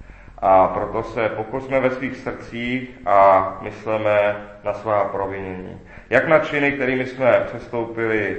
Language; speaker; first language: Czech; native; Czech